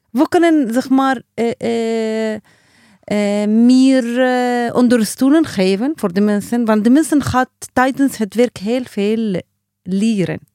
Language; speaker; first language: Dutch; non-native, learner; Arabic